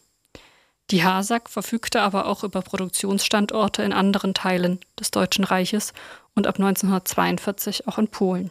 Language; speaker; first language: German; native; German